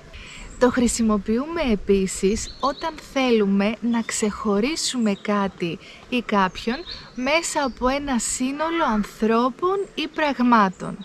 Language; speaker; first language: Greek; native; Greek